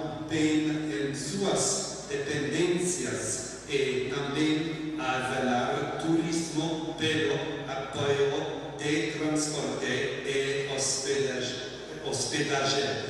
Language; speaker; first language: Portuguese; non-native, learner; English